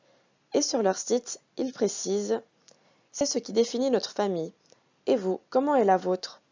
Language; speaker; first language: French; native; French